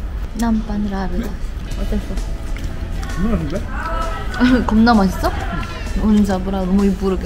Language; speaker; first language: Russian; non-native, learner; Korean